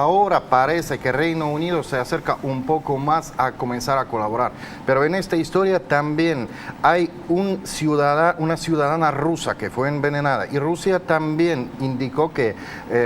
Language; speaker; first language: Spanish; non-native, fluent; Russian